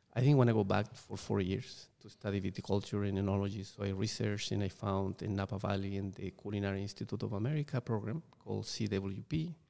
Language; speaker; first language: English; non-native, fluent; Spanish